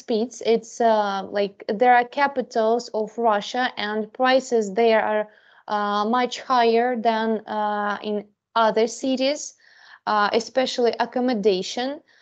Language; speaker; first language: English; non-native, fluent; Russian